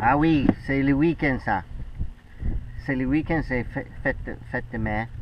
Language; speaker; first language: French; non-native, learner; English